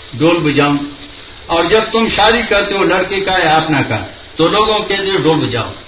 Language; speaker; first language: Urdu; non-native, local second language; Pashto